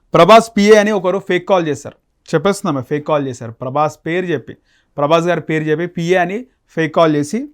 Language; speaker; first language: Telugu; native; Telugu